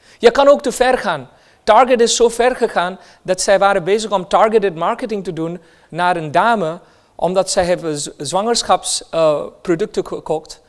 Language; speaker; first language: Dutch; non-native, fluent; Hindi